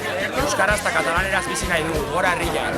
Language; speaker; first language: Basque; non-native, learner; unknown